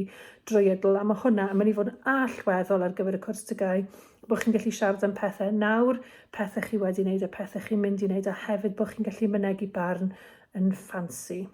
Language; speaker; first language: Welsh; native; Welsh